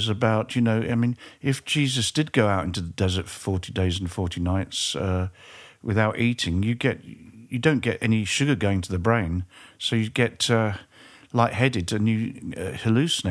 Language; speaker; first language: English; native; English